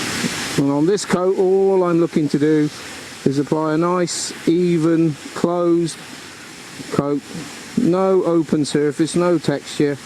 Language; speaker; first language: English; native; English